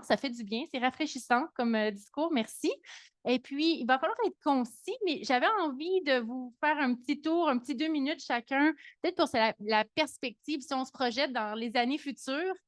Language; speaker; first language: French; native; French